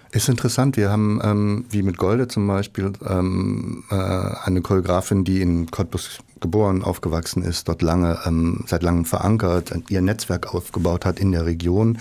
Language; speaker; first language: German; native; German